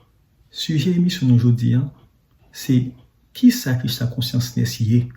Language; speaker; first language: French; non-native, learner; Haitian Creole